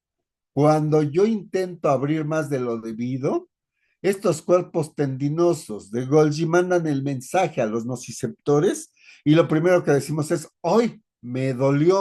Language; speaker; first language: Spanish; native; Spanish